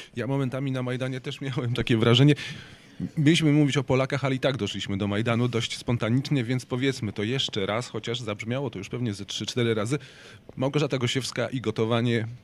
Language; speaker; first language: Polish; native; Polish